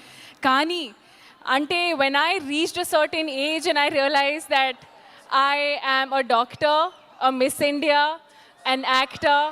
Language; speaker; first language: Telugu; non-native, learner; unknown